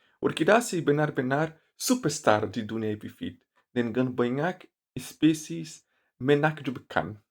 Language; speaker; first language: Indonesian; non-native, learner; Portuguese